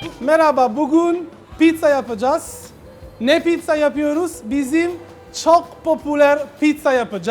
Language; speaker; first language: Turkish; non-native, learner; Italian